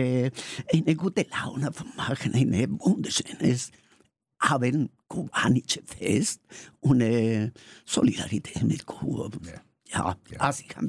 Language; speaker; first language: German; non-native, learner; Spanish